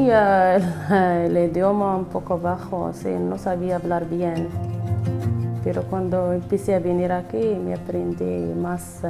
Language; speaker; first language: Spanish; non-native, learner; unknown